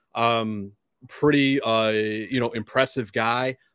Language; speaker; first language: English; native; English